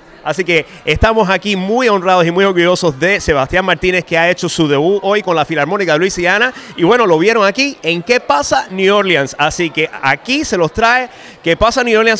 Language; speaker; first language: Spanish; native; Spanish